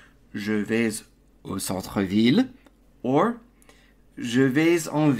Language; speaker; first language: French; non-native, fluent; English